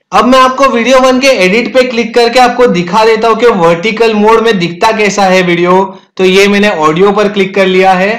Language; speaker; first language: Hindi; native; Hindi